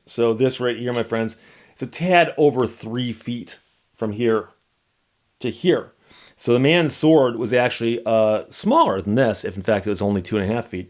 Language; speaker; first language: English; native; English